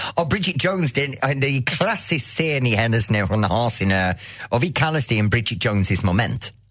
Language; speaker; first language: Swedish; non-native, fluent; English